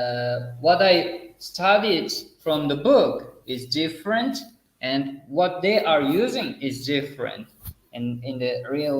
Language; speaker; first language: English; non-native, fluent; Uzbek